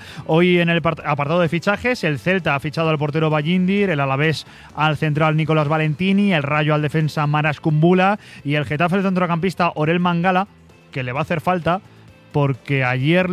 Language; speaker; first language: Spanish; native; Spanish